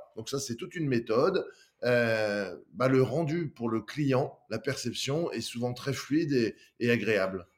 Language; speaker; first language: French; native; French